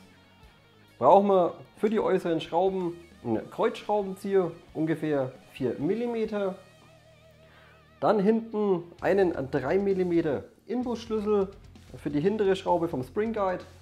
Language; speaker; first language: German; native; German